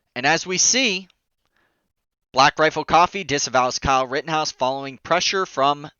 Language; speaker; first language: English; native; English